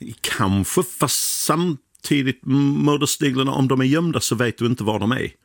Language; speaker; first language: Swedish; non-native, fluent; English